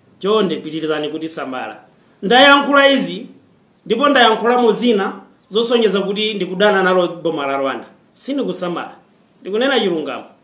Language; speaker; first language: Nyanja; non-native, fluent; Kinyarwanda